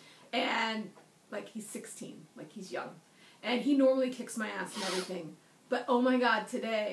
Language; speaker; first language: English; native; English